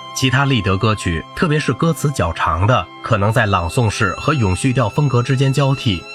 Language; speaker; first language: Chinese; native; Chinese